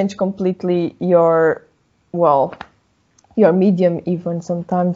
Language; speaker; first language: English; non-native, fluent; Portuguese